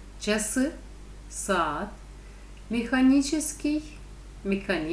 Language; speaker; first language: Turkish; non-native, fluent; Russian